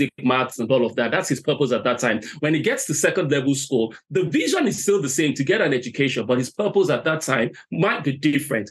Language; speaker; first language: English; non-native, local second language; Yoruba